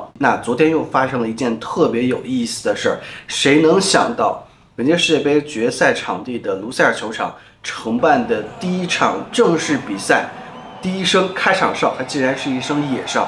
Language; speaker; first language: Chinese; native; Chinese